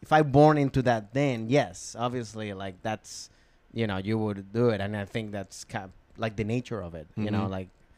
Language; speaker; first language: English; non-native, fluent; Spanish